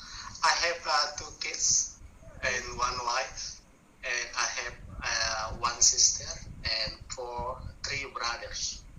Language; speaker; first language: English; non-native, learner; Indonesian